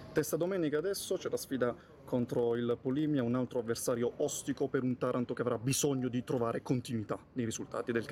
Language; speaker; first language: Italian; native; Italian